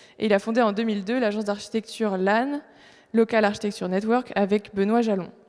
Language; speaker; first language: French; native; French